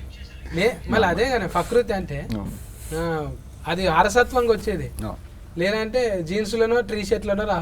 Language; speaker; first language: Telugu; native; Telugu